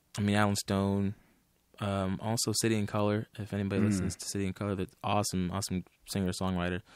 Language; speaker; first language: English; native; English